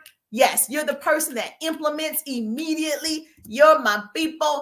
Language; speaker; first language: English; native; English